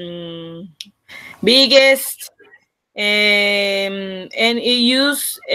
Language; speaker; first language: English; non-native, learner; Spanish